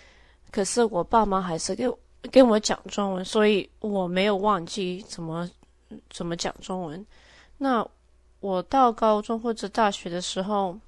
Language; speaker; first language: Chinese; early bilingual, heritage; Chinese